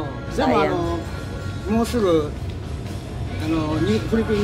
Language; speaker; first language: Japanese; non-native, learner; Filipino